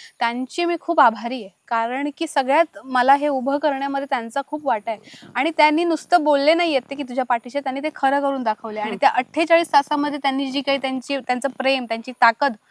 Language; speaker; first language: Marathi; native; Marathi